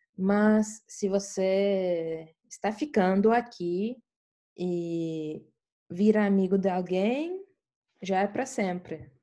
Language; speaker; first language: Portuguese; non-native, fluent; Estonian